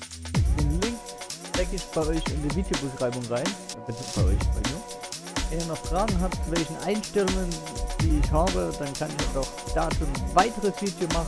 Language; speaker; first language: German; native; German